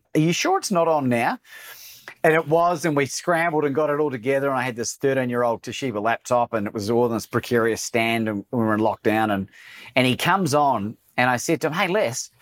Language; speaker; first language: English; native; English